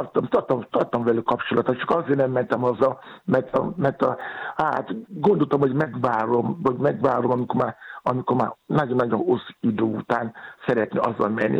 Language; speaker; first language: Hungarian; non-native, fluent; Yoruba